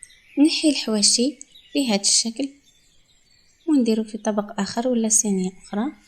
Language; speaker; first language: Arabic; native; Arabic